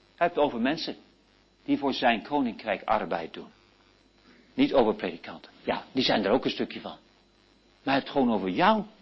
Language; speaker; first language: Dutch; early bilingual, heritage; Dutch